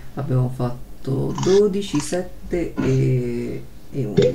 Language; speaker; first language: Italian; native; Italian